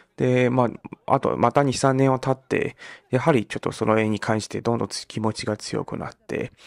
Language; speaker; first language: Japanese; non-native, fluent; Malay